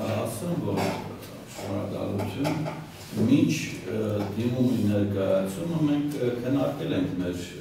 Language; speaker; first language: Armenian; non-native, local second language; Russian